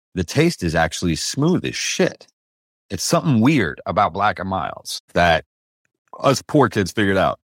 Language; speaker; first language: English; early bilingual, other home language; Spanish